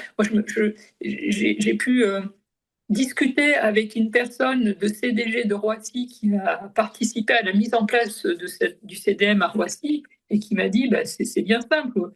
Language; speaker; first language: French; native; French